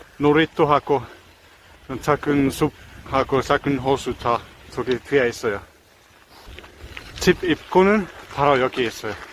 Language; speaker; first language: Korean; non-native, learner; Finnish